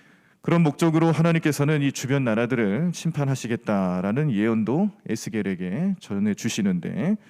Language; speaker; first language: Korean; native; Korean